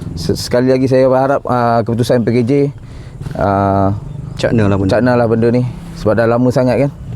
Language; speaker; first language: Malay; native; Malay